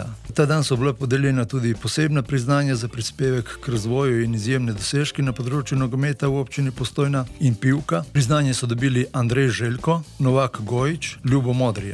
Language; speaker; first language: Slovenian; native; Slovenian